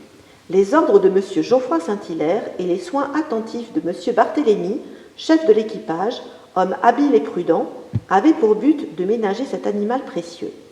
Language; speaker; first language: French; native; French